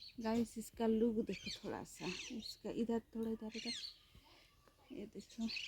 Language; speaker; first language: Hindi; non-native, local second language; Bangla